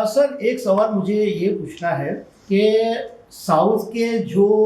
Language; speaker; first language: Hindi; non-native, local second language; Gujarati